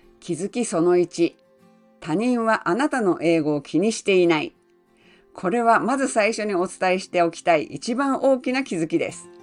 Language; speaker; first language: Japanese; native; Japanese